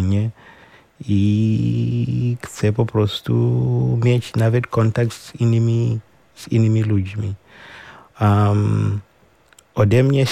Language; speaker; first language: Ukrainian; non-native, learner; Shona